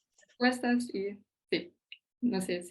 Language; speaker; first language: Spanish; non-native, fluent; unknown